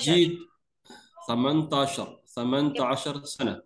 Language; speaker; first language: Arabic; non-native, learner; Indonesian